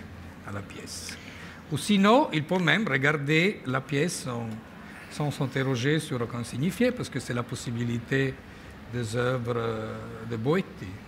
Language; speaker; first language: French; non-native, fluent; Italian